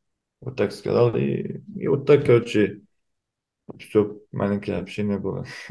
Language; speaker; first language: Russian; early bilingual, heritage; Kumyk